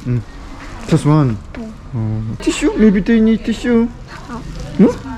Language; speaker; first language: English; non-native, learner; Korean